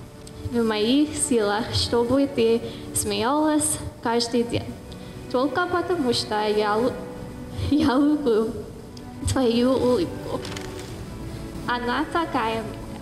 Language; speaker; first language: Russian; non-native, learner; English